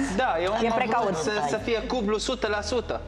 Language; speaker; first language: Romanian; non-native, learner; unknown